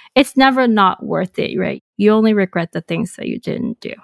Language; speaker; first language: English; non-native, local second language; Cantonese